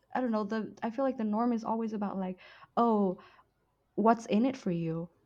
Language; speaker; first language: English; non-native, fluent; Vietnamese